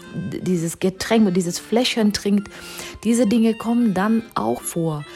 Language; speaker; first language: German; non-native, fluent; Czech